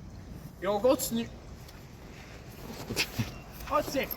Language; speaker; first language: French; native; French